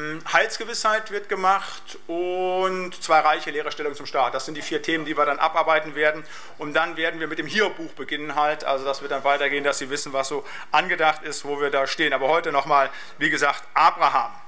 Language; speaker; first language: German; native; German